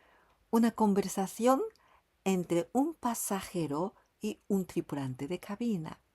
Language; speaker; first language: Spanish; non-native, fluent; Japanese